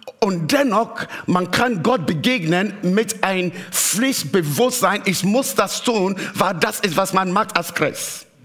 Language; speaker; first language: German; non-native, fluent; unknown